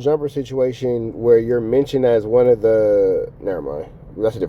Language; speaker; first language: English; native; English